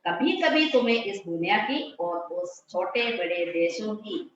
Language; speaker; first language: Hindi; non-native, local second language; Malayalam